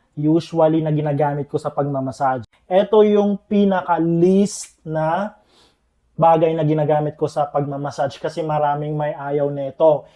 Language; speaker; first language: Filipino; non-native, local second language; Iloko